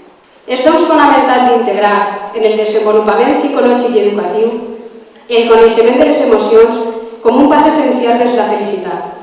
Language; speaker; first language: Catalan; native; Catalan